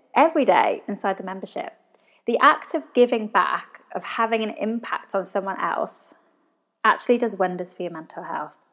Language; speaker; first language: English; native; English